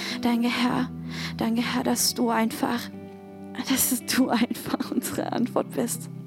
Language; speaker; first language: German; native; German